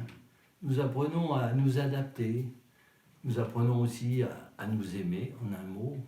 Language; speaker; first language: French; native; French